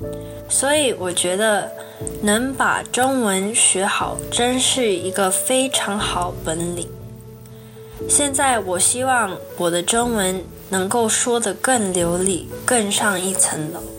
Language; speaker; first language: Chinese; early bilingual, heritage; Chinese